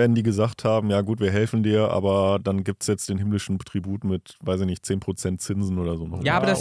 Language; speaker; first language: German; native; German